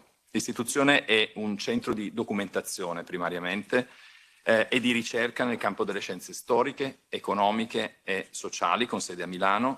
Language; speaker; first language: Italian; native; Italian